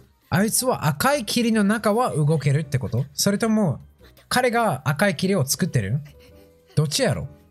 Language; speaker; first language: Japanese; non-native, fluent; English